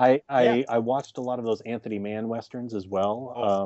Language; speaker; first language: English; native; English